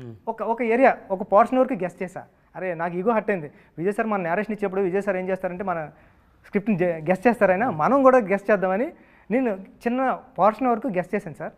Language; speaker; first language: Telugu; native; Telugu